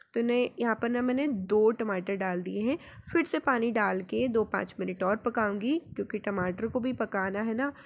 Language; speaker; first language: Hindi; native; Hindi